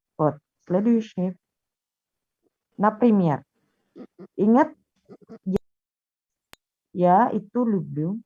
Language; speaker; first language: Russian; non-native, fluent; Indonesian